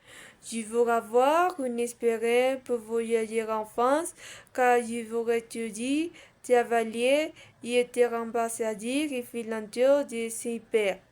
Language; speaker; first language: French; non-native, learner; Spanish